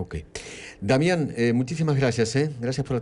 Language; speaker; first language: Spanish; native; Spanish